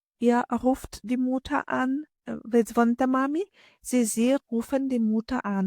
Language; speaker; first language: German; non-native, fluent; Ukrainian